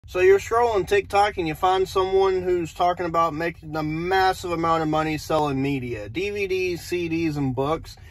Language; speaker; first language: English; native; English